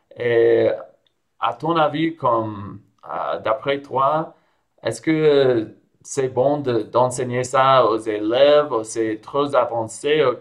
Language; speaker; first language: French; non-native, fluent; English